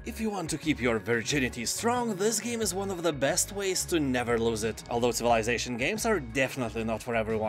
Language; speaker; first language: English; non-native, fluent; Lithuanian